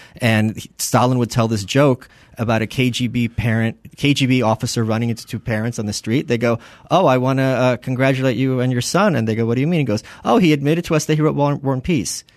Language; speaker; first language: English; early bilingual, other home language; Russian